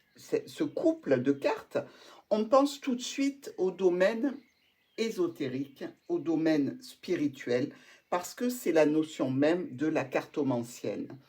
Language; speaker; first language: French; native; French